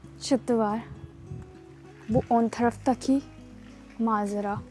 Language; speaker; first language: Turkish; non-native, fluent; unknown